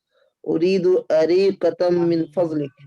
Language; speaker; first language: Arabic; non-native, learner; Urdu